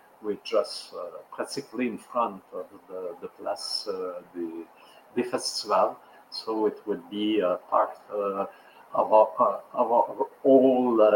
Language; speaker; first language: English; non-native, local second language; French